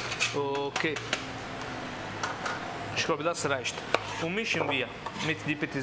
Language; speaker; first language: German; non-native, learner; Italian